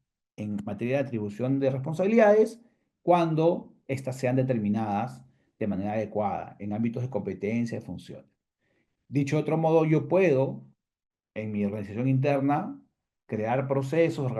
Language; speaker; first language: Spanish; native; Spanish